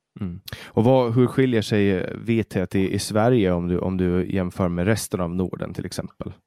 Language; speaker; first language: Swedish; native; Swedish